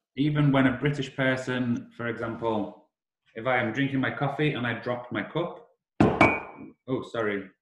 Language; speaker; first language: English; native; English